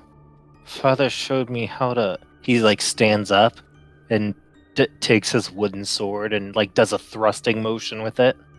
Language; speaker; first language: English; native; English